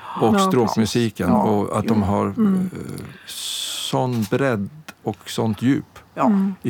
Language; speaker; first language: Swedish; native; Swedish